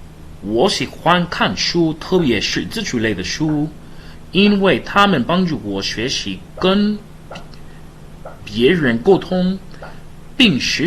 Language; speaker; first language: Chinese; non-native, learner; English